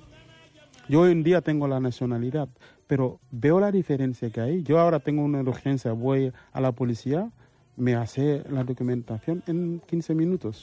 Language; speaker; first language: Spanish; non-native, fluent; Wolof